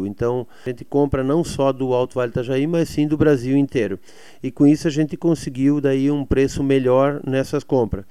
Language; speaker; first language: Portuguese; native; Portuguese